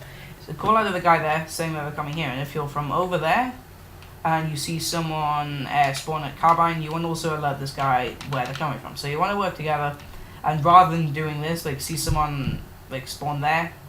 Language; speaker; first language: English; native; English